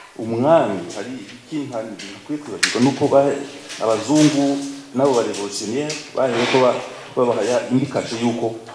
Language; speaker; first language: Kinyarwanda; native; Kinyarwanda